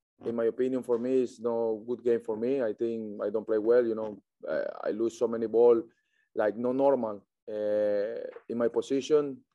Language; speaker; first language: English; non-native, learner; Spanish